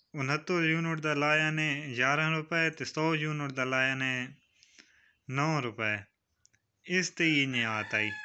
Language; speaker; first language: Punjabi; non-native, local second language; Saraiki